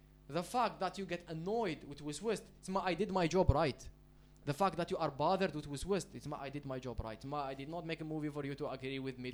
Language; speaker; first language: English; non-native, fluent; Arabic